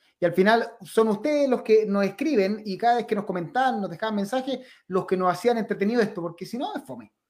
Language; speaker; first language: Spanish; native; Spanish